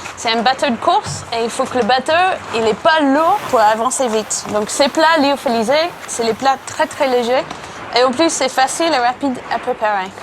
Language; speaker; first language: French; non-native, fluent; English